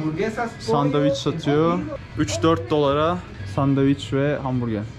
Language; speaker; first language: Turkish; native; Turkish